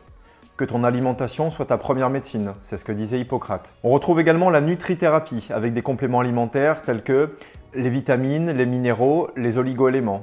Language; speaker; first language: French; native; French